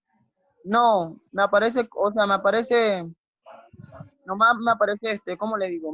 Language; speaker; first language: Spanish; native; Spanish